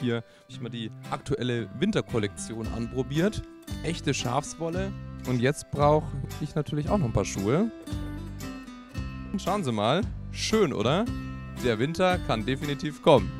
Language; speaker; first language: German; native; German